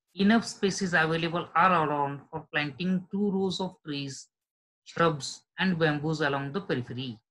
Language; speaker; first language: English; non-native, local second language; Marathi